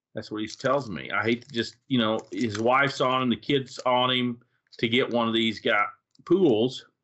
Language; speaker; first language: English; native; English